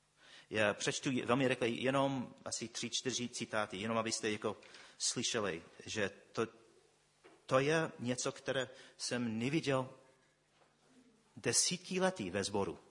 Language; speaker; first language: Czech; non-native, fluent; English